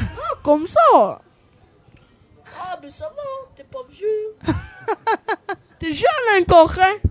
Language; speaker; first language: French; early bilingual, other home language; Albanian